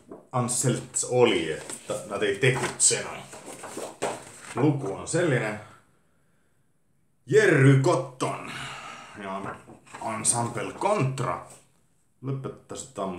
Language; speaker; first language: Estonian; non-native, fluent; Finnish